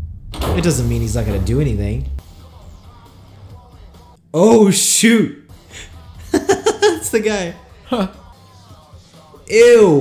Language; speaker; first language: English; native; English